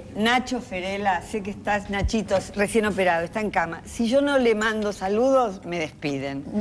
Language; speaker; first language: Spanish; native; Spanish